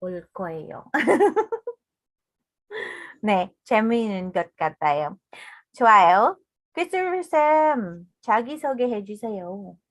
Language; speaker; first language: Korean; non-native, learner; English